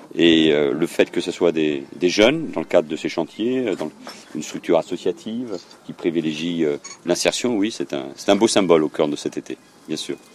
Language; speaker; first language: French; native; French